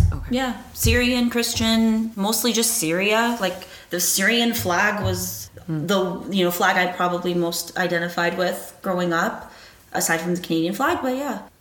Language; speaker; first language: English; early bilingual, other home language; Arabic